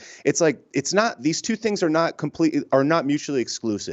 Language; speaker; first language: English; native; English